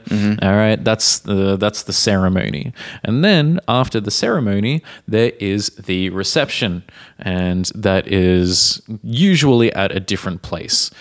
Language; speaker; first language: English; native; English